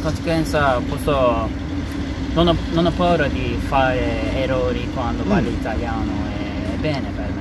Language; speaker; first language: Italian; non-native, learner; Turkish